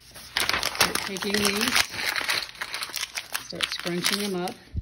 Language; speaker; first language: English; native; English